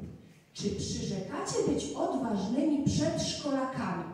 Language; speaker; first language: Polish; native; Polish